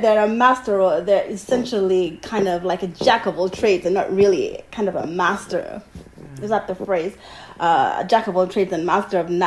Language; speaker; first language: English; non-native, local second language; Ganda